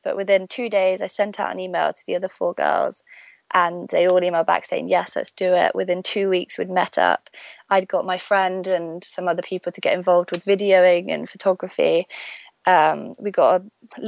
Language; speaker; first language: English; native; English